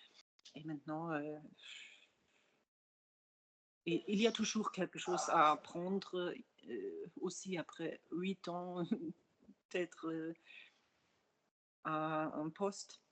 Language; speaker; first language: French; non-native, fluent; German